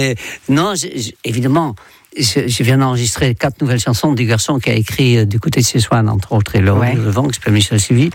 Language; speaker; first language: French; non-native, fluent; Dutch